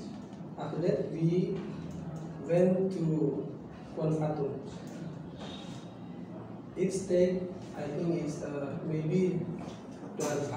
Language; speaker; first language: English; non-native, learner; Indonesian